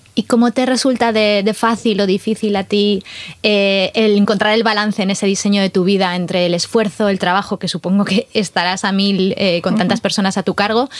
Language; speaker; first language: Spanish; native; Spanish